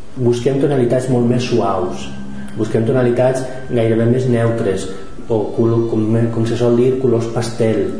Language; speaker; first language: Catalan; non-native, local second language; Spanish